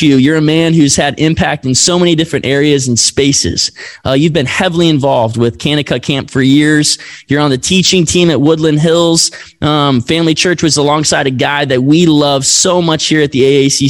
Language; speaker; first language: English; native; English